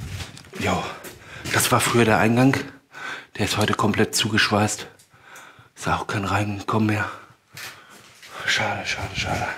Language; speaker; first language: German; native; German